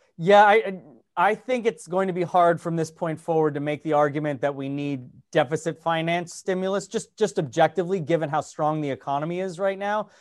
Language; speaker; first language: English; native; English